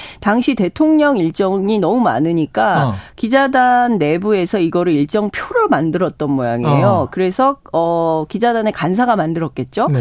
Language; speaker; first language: Korean; native; Korean